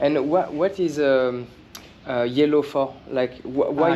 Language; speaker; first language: English; non-native, learner; French